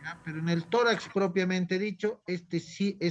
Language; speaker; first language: Spanish; native; Spanish